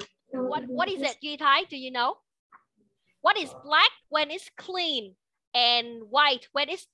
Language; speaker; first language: English; non-native, fluent; Vietnamese